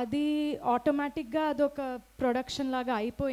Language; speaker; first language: Telugu; non-native, fluent; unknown